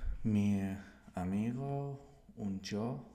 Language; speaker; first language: Spanish; non-native, learner; English